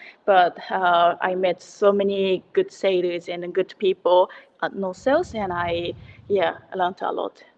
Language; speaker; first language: English; non-native, learner; Japanese